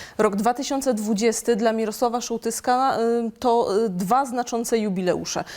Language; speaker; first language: Polish; native; Polish